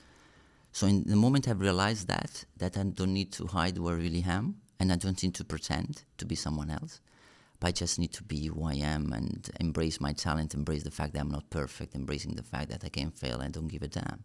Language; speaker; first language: English; non-native, fluent; Italian